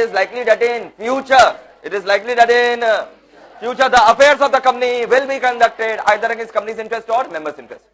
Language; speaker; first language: English; non-native, local second language; Hindi